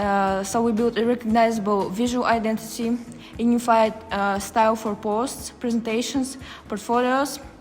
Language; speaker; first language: English; non-native, fluent; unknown